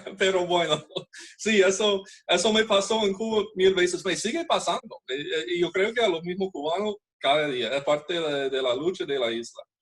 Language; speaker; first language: Spanish; non-native, fluent; English